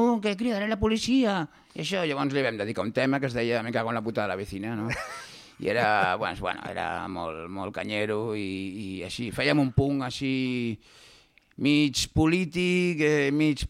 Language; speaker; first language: Catalan; native; Catalan